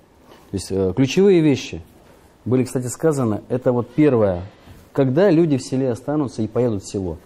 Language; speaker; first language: Russian; native; Russian